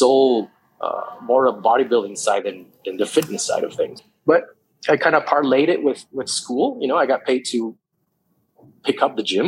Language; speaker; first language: English; non-native, fluent; Spanish